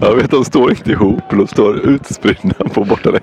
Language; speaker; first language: Swedish; native; Swedish